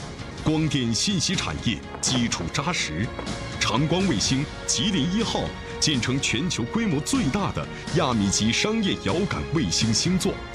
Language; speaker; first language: Chinese; native; Chinese